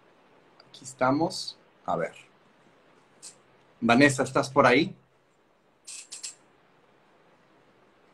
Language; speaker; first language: Spanish; native; Spanish